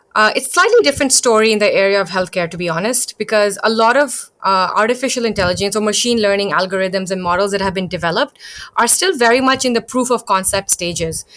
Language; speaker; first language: English; early bilingual, other home language; Thai